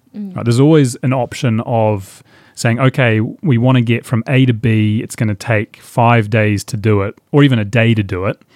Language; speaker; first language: English; native; English